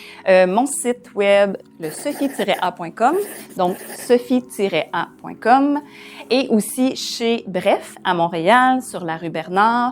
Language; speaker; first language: French; native; French